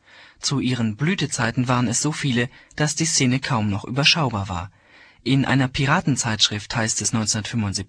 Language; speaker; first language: German; native; German